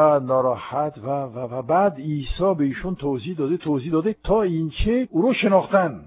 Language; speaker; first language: Persian; non-native, fluent; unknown